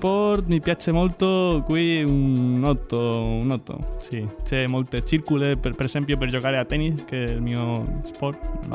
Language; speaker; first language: Italian; non-native, learner; Spanish